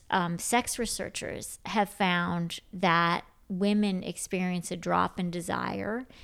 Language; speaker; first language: English; native; English